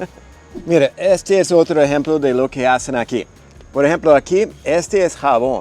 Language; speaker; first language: Spanish; non-native, fluent; English